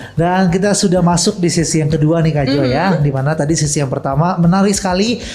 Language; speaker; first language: Indonesian; native; Indonesian